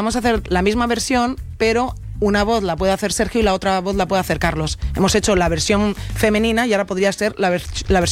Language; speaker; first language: Spanish; native; Spanish